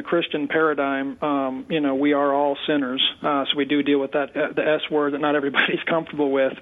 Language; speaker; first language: English; native; English